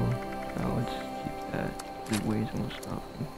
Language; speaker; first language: English; native; English